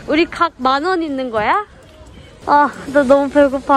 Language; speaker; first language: Korean; early bilingual, heritage; Korean